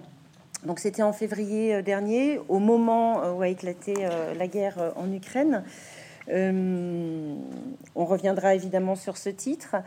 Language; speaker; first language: French; native; French